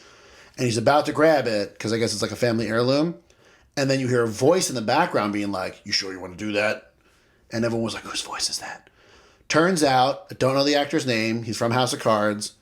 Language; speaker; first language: English; native; English